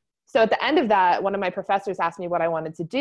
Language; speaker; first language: English; native; English